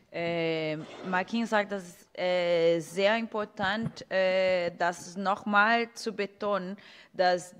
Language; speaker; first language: German; non-native, fluent; Portuguese